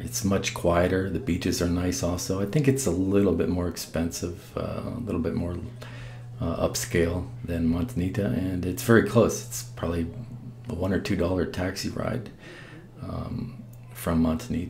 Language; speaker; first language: English; native; English